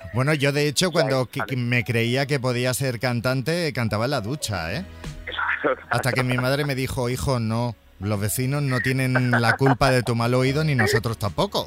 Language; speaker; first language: Spanish; native; Spanish